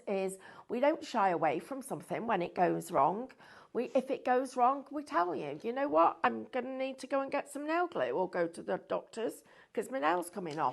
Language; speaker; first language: English; native; English